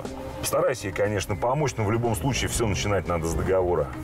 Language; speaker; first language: Russian; native; Russian